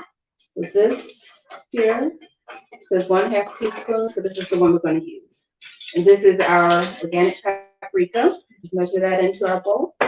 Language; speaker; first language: English; native; English